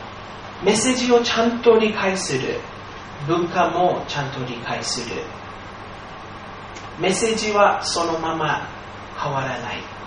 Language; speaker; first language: Japanese; non-native, fluent; English